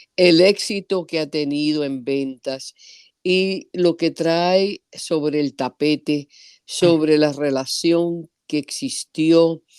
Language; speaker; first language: Spanish; early bilingual, heritage; Spanish